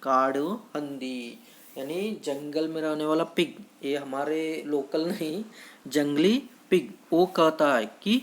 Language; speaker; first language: Hindi; non-native, local second language; Kannada